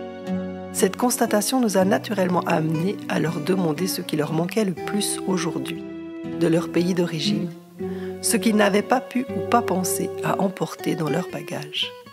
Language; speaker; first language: French; native; French